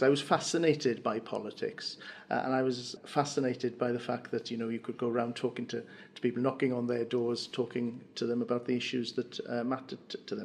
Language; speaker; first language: English; non-native, local second language; Welsh